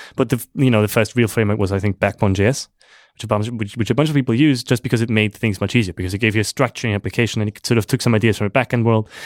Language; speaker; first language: English; non-native, fluent; German